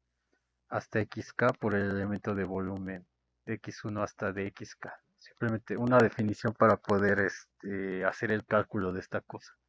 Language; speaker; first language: Spanish; native; Spanish